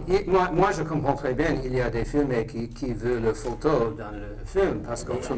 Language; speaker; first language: French; non-native, fluent; English